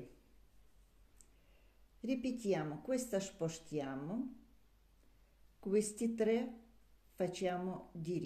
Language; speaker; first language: Italian; non-native, learner; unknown